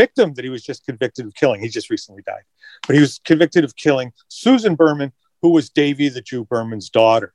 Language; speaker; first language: English; native; English